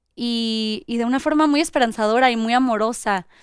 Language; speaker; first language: Spanish; native; Spanish